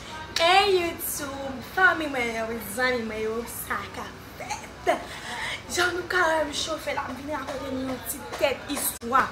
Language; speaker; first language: French; non-native, learner; Haitian Creole